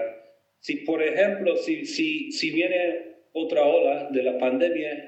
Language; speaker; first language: Spanish; non-native, fluent; English